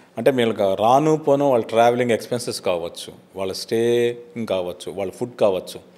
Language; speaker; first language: Telugu; native; Telugu